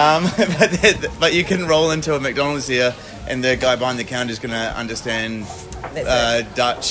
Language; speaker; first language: English; native; English